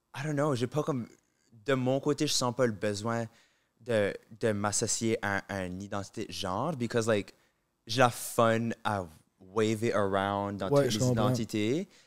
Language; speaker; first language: French; native; French